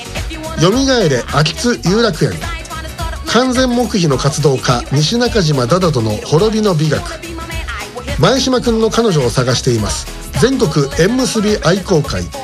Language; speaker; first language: Japanese; native; Japanese